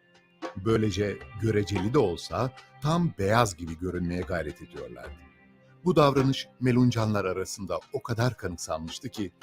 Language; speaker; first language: Turkish; native; Turkish